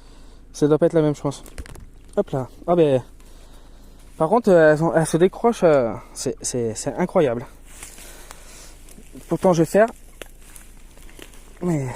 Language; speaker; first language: French; native; French